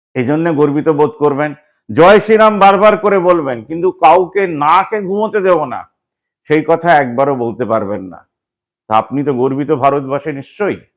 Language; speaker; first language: Bangla; native; Bangla